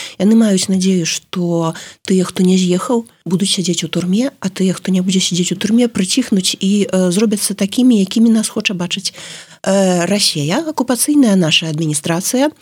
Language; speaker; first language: Belarusian; native; Belarusian